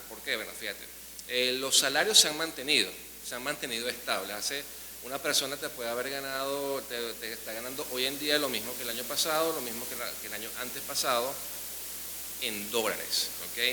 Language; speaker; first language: Spanish; native; Spanish